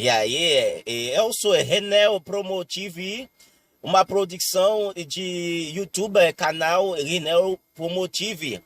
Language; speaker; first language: Portuguese; non-native, learner; Haitian Creole